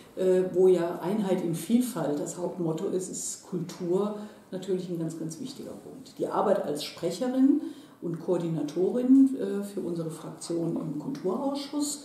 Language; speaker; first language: German; native; German